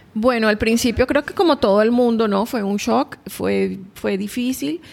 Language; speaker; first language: Spanish; native; Spanish